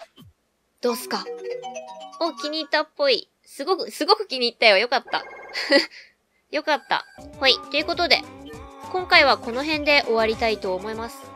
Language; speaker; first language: Japanese; native; Japanese